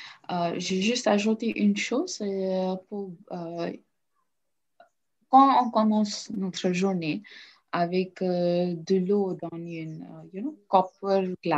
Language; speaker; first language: French; non-native, learner; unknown